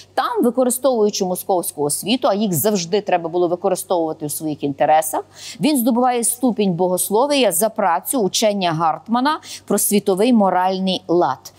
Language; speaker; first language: Ukrainian; native; Ukrainian